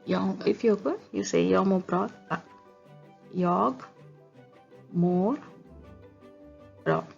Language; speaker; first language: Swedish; non-native, fluent; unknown